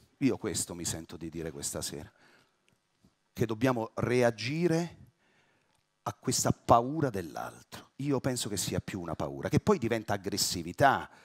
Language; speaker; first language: Italian; native; Italian